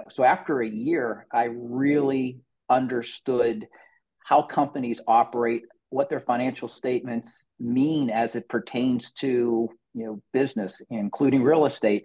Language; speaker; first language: English; native; English